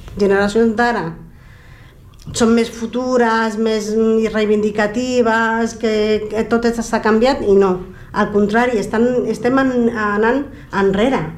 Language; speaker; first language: Catalan; non-native, local second language; Spanish